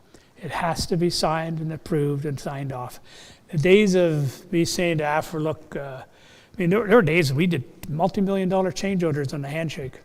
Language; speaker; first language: English; native; English